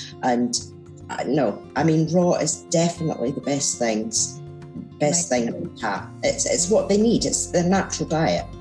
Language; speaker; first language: English; native; English